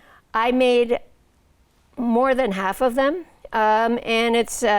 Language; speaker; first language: English; native; English